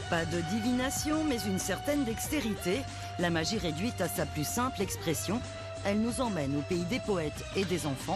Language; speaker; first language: French; native; French